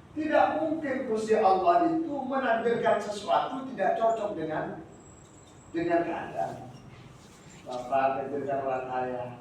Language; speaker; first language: Indonesian; non-native, local second language; Javanese